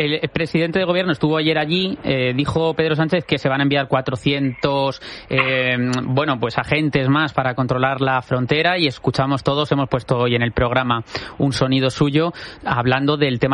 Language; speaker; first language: Spanish; native; Spanish